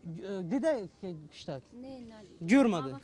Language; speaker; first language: Turkish; non-native, learner; Tajik